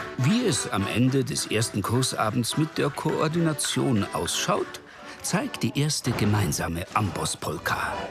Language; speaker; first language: German; native; German